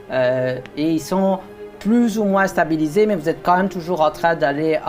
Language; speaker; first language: French; native; French